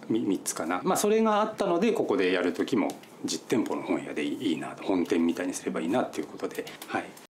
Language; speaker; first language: Japanese; native; Japanese